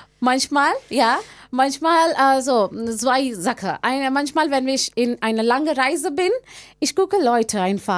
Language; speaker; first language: German; non-native, learner; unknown